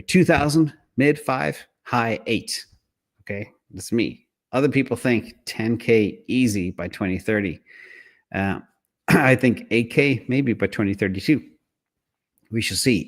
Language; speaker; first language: English; native; English